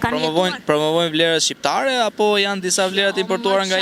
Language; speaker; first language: Albanian; native; Albanian